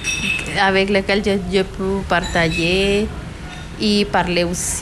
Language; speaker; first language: French; non-native, learner; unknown